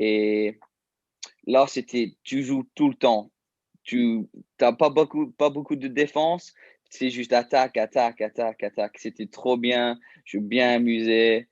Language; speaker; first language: French; early bilingual, heritage; English